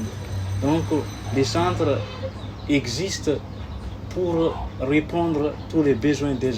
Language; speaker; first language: French; non-native, local second language; Malagasy